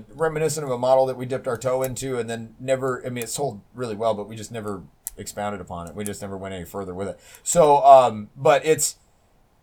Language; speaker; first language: English; native; English